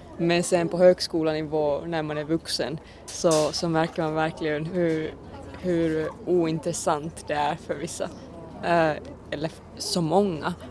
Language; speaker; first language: Swedish; non-native, local second language; Finnish